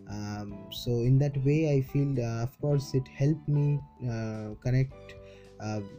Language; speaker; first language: English; non-native, local second language; Bangla